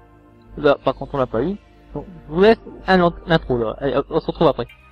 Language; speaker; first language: French; native; French